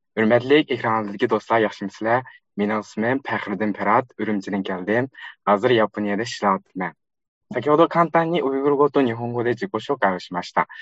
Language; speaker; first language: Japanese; non-native, fluent; Uyghur